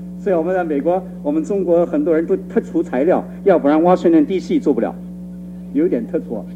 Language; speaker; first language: Chinese; non-native, local second language; Cantonese